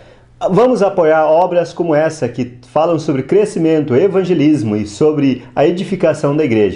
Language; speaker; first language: Portuguese; native; Portuguese